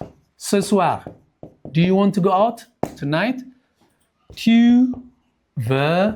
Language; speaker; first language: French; non-native, fluent; Amharic